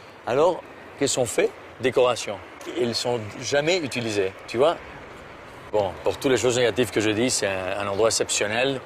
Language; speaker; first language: French; non-native, fluent; Spanish